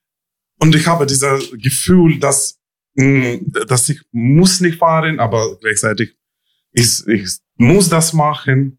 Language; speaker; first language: German; non-native, learner; Ukrainian